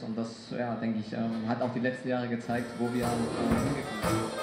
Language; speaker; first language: German; native; German